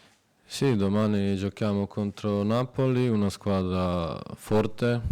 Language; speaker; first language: Italian; non-native, fluent; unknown